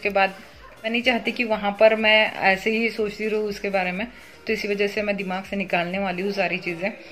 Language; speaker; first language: Hindi; native; Hindi